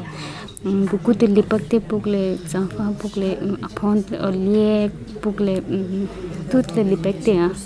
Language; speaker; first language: French; non-native, learner; Tibetan